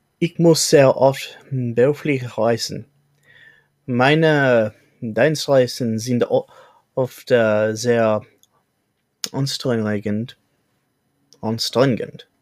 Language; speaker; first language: German; non-native, learner; English